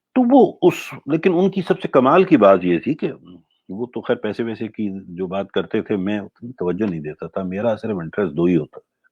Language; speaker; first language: Urdu; native; Urdu